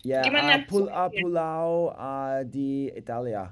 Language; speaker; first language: Indonesian; non-native, learner; English